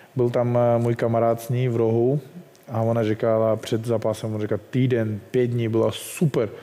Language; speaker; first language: Czech; non-native, fluent; Russian